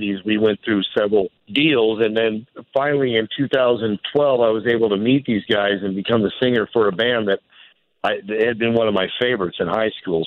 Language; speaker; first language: English; native; English